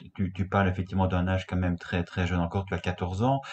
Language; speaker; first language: French; native; French